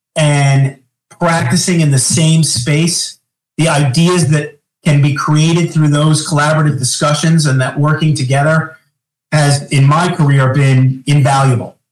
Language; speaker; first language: English; native; English